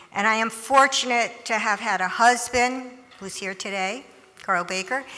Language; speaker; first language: English; native; English